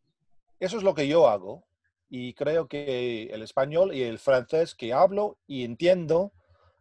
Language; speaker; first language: Spanish; non-native, fluent; English